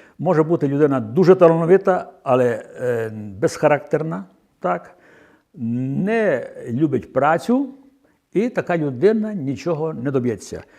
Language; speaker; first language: Ukrainian; native; Ukrainian